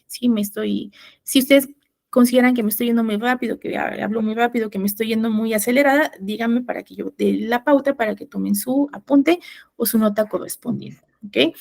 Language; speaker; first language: Spanish; native; Spanish